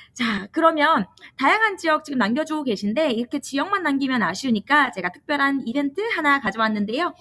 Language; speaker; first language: Korean; native; Korean